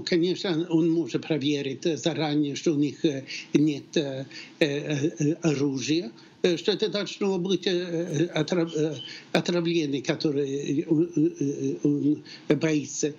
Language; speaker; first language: Russian; non-native, fluent; Swedish